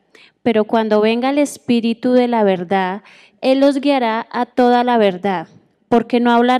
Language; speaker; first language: Spanish; native; Spanish